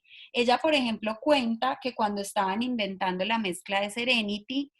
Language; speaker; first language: Spanish; native; Spanish